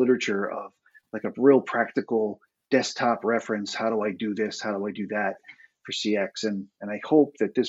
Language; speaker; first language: English; native; English